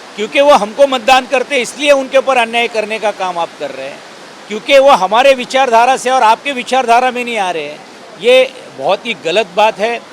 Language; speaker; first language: Hindi; non-native, local second language; Marathi